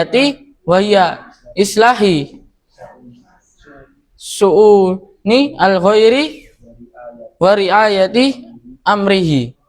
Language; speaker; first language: Arabic; non-native, fluent; Indonesian